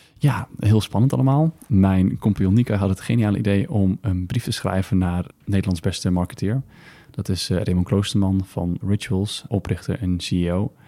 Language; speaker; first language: Dutch; early bilingual, other home language; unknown